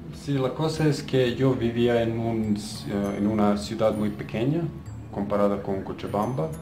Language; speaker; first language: Spanish; non-native, fluent; Bosnian